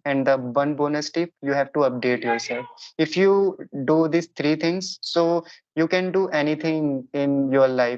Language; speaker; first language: English; non-native, local second language; Hindi